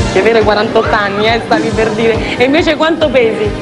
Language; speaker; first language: Italian; native; Italian